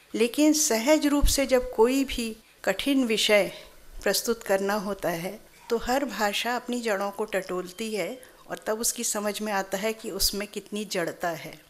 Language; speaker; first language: Hindi; native; Hindi